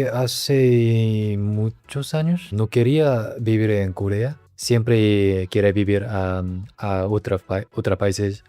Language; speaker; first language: Spanish; non-native, learner; Korean